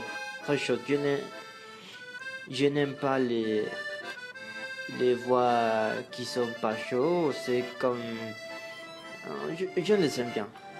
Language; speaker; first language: French; non-native, learner; Spanish